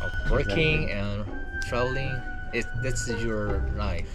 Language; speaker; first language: English; non-native, learner; Korean